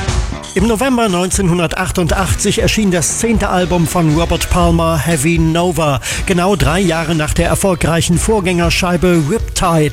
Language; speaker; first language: German; native; German